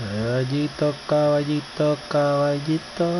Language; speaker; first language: Spanish; native; Spanish